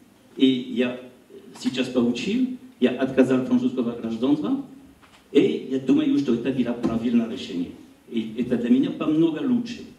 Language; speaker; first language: Russian; non-native, learner; French